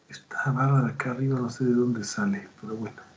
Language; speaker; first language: Spanish; native; Spanish